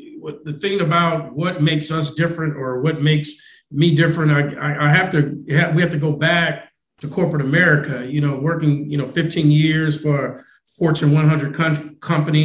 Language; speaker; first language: English; native; English